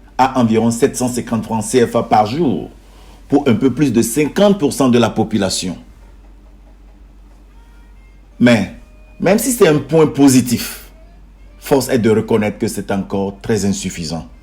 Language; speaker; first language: French; native; French